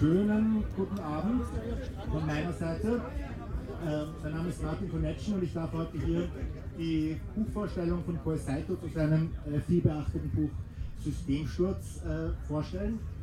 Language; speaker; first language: German; native; German